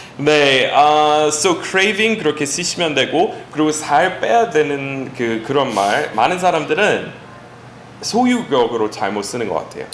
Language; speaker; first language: Korean; non-native, fluent; English